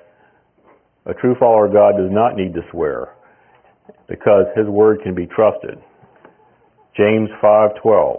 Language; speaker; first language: English; native; English